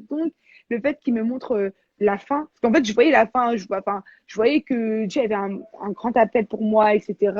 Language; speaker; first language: French; native; French